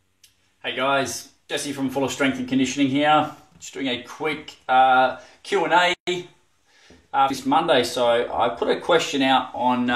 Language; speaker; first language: English; native; English